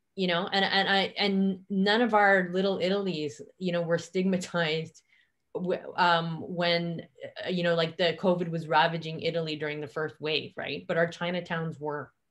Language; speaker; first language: English; native; English